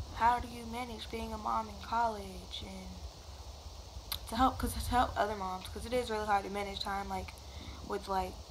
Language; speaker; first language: English; native; English